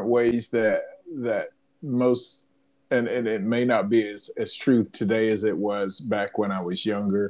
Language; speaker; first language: English; native; English